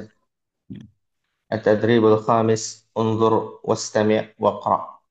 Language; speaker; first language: Arabic; non-native, learner; Indonesian